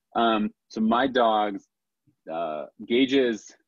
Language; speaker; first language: English; native; English